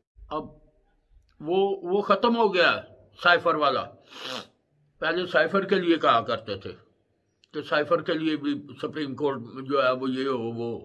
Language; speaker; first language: Urdu; non-native, local second language; Punjabi